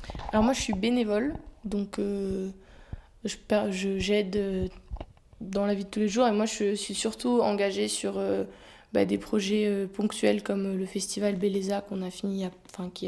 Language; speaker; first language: French; native; French